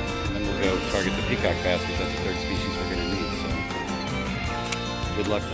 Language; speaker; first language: English; native; English